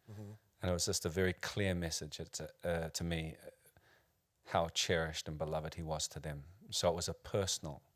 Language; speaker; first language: English; native; English